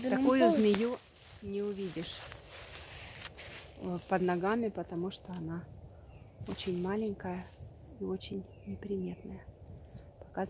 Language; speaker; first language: Russian; native; Russian